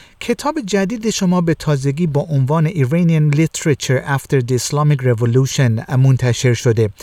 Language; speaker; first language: Persian; native; Persian